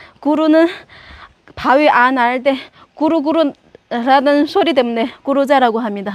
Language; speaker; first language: Korean; non-native, learner; Chinese